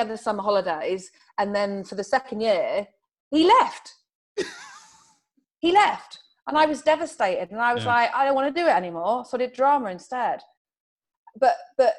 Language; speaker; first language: English; native; English